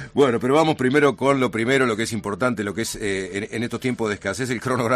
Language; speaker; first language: Spanish; native; Spanish